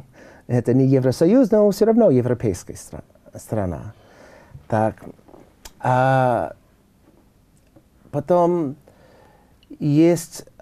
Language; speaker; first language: Russian; non-native, learner; English